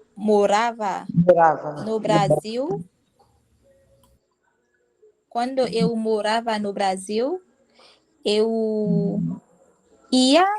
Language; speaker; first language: Portuguese; non-native, learner; Haitian Creole